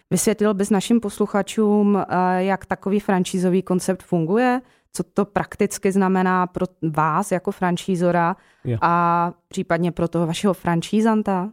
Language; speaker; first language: Czech; native; Czech